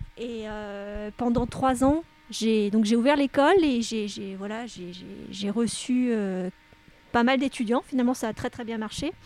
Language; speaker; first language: French; native; French